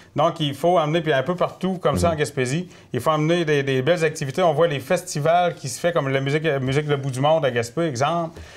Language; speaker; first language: French; native; French